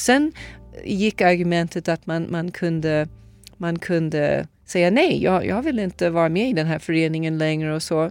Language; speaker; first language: Swedish; non-native, fluent; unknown